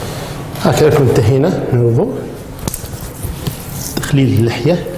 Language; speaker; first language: Arabic; native; Arabic